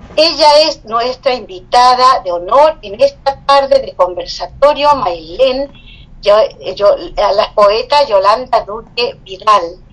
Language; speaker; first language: Spanish; native; Spanish